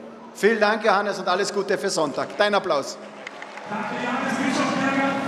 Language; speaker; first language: German; native; German